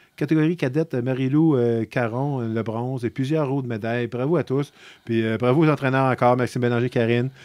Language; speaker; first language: French; native; French